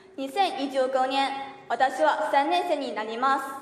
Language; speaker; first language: Japanese; non-native, learner; Chinese